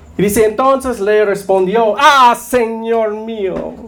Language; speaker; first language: Spanish; non-native, learner; English